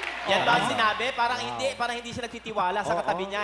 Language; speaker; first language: Filipino; native; Filipino